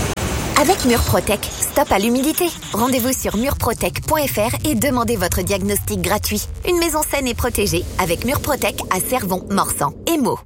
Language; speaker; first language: French; native; French